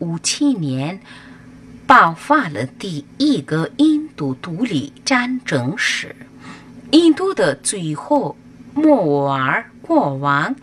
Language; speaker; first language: Chinese; non-native, fluent; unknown